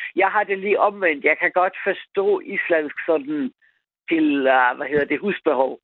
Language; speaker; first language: Danish; non-native, fluent; German